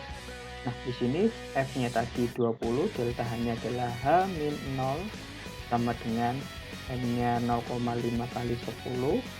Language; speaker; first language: Indonesian; native; Indonesian